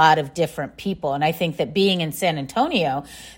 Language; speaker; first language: English; native; English